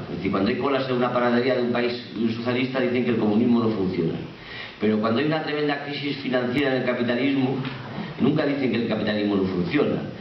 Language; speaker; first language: Spanish; native; Spanish